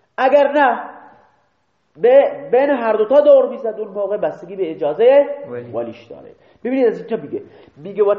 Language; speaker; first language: Persian; non-native, local second language; Baluchi